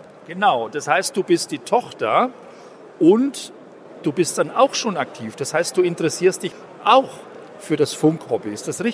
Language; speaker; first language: German; native; German